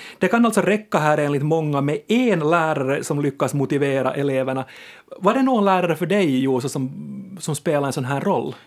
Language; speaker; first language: Swedish; native; Swedish